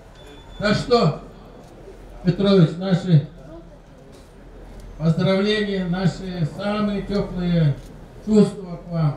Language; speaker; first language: Russian; non-native, local second language; Kyrgyz